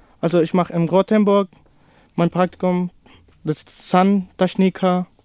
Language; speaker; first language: German; non-native, learner; Persian